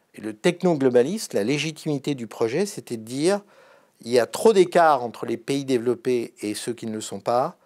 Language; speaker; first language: French; native; French